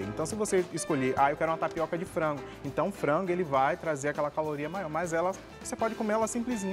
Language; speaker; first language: Portuguese; native; Portuguese